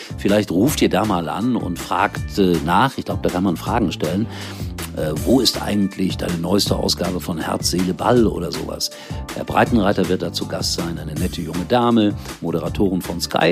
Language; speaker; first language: German; native; German